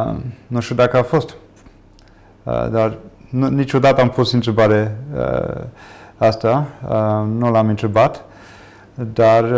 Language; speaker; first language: Romanian; non-native, fluent; English